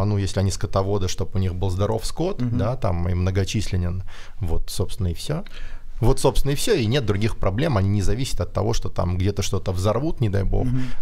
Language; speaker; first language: Russian; native; Russian